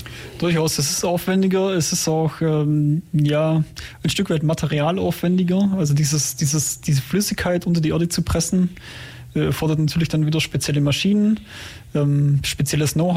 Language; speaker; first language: German; native; German